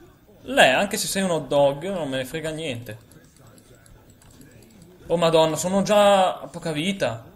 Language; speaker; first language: Italian; native; Italian